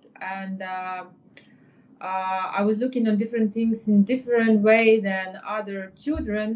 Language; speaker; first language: English; non-native, fluent; Ukrainian